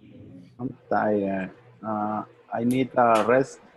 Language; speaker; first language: English; non-native, learner; Spanish